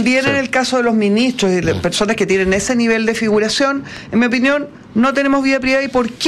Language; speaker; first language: Spanish; native; Spanish